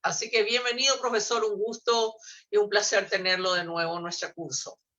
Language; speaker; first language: Spanish; native; Spanish